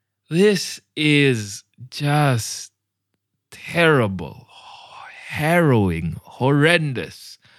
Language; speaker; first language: English; non-native, local second language; Malay